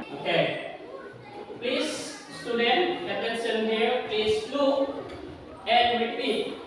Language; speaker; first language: English; non-native, learner; Indonesian